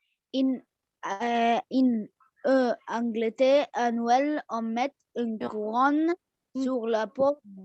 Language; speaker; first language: French; non-native, learner; Arabic